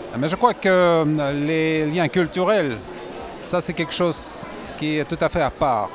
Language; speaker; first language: French; non-native, fluent; Russian